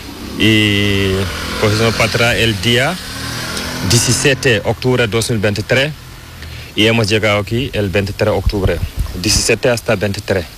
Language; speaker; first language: Spanish; non-native, learner; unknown